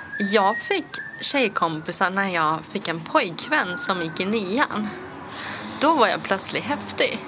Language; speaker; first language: Swedish; early bilingual, other home language; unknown